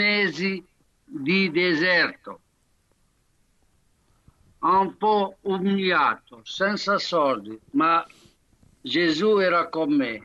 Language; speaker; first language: Italian; non-native, fluent; Arabic